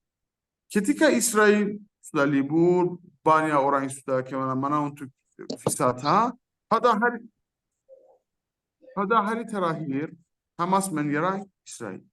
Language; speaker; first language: Indonesian; non-native, fluent; Persian